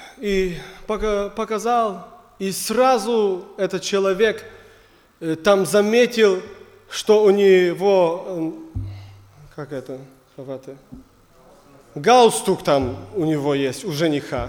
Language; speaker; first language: Russian; non-native, learner; German